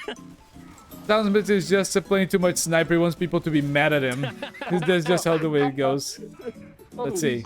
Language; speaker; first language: English; non-native, fluent; Portuguese